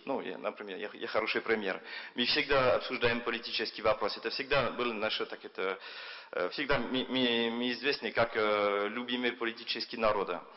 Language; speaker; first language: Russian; non-native, fluent; French